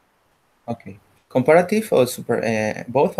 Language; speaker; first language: English; non-native, learner; Spanish